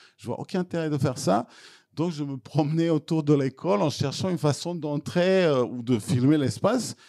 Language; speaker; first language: French; non-native, fluent; Serbian